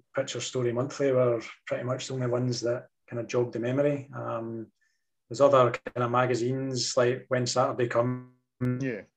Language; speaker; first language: English; native; English